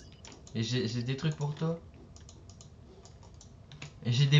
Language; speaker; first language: French; native; French